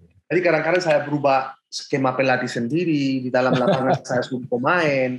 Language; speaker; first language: Indonesian; non-native, fluent; Spanish